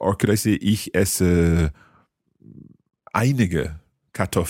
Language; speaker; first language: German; non-native, learner; English